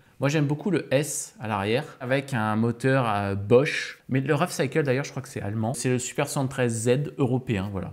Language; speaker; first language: French; native; French